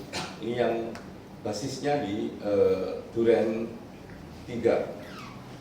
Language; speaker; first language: Indonesian; native; Indonesian